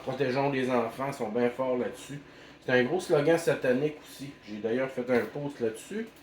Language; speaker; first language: French; native; French